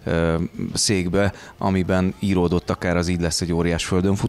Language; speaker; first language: Hungarian; native; Hungarian